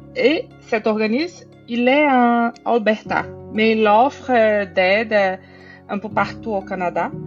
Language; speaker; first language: French; non-native, fluent; Portuguese